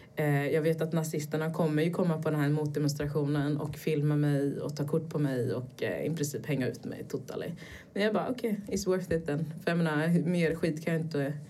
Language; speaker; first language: Swedish; early bilingual, other home language; Portuguese